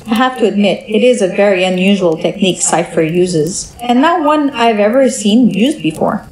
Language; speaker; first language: English; native; English